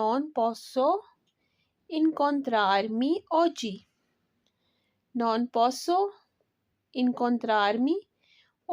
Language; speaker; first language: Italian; non-native, fluent; Urdu